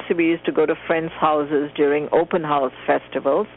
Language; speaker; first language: English; non-native, local second language; Tamil